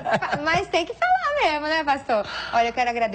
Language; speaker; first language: Portuguese; native; Portuguese